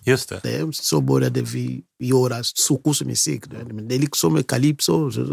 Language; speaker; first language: Swedish; non-native, learner; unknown